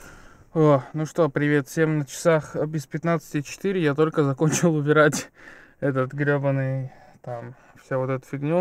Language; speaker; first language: Russian; native; Russian